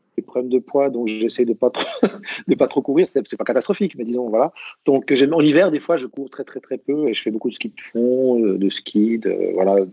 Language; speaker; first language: French; native; French